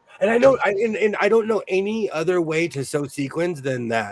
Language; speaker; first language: English; native; English